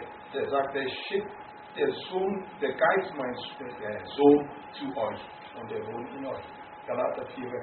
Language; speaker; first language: German; non-native, fluent; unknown